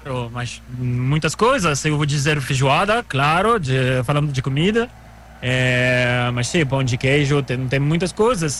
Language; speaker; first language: Portuguese; non-native, fluent; French